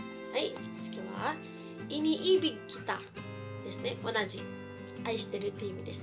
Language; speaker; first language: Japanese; non-native, fluent; Filipino